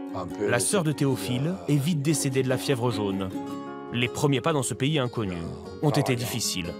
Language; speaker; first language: French; native; French